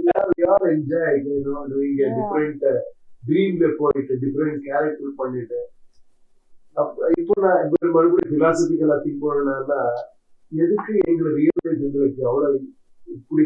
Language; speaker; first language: Tamil; non-native, learner; Kannada